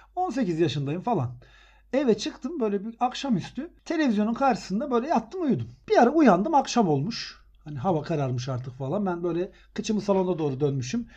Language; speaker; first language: Turkish; native; Turkish